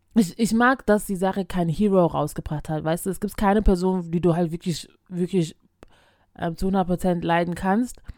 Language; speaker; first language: German; early bilingual, other home language; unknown